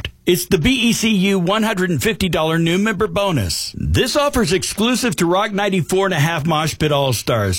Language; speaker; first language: English; native; English